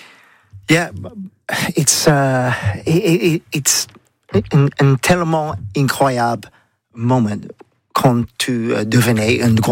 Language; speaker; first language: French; non-native, learner; English